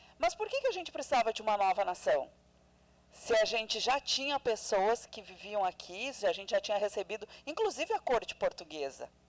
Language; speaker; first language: Portuguese; non-native, local second language; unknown